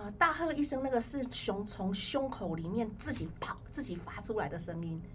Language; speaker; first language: Chinese; native; Chinese